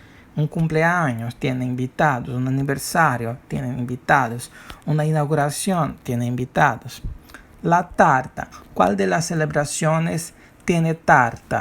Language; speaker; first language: Spanish; non-native, fluent; Portuguese